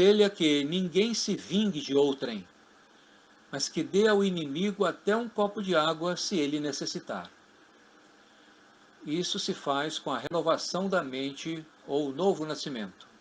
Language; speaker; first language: Portuguese; native; Portuguese